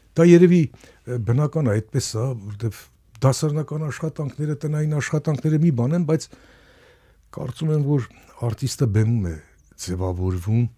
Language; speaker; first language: Armenian; native; Armenian